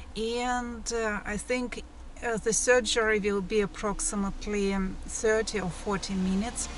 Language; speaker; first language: English; non-native, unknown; Russian